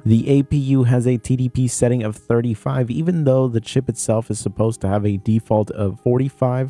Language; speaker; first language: English; native; English